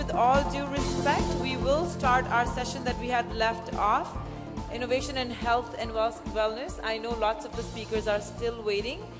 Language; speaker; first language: English; native; English